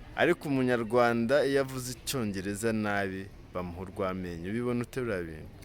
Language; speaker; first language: Kinyarwanda; native; Kinyarwanda